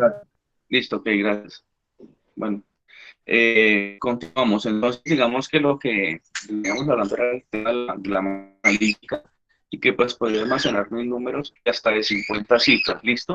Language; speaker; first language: Spanish; native; Spanish